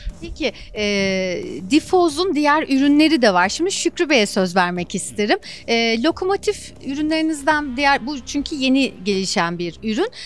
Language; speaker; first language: Turkish; native; Turkish